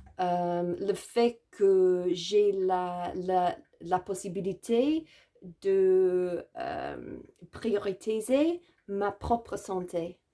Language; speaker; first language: French; non-native, learner; English